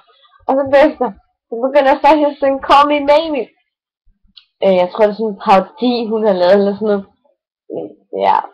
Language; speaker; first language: Danish; native; Danish